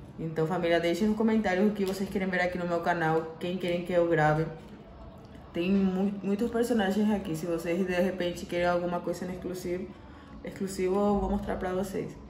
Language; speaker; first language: Portuguese; non-native, fluent; Spanish